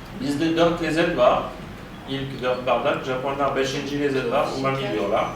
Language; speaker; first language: Turkish; non-native, fluent; French